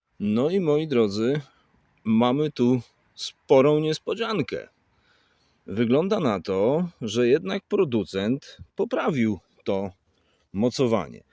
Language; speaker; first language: Polish; native; Polish